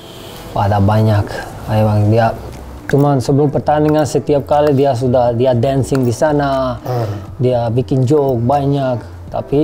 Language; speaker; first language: Indonesian; non-native, learner; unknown